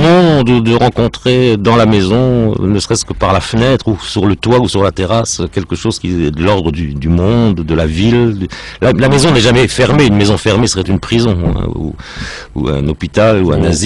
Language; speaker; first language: French; native; French